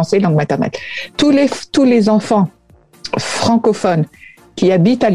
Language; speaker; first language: French; native; French